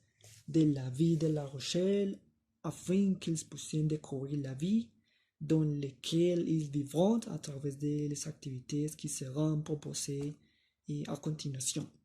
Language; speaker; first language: French; non-native, learner; Spanish